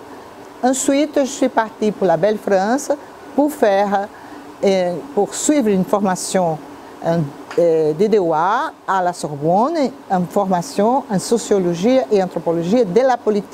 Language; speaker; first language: French; non-native, fluent; Portuguese